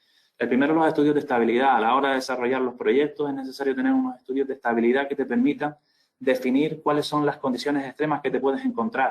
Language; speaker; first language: Spanish; native; Spanish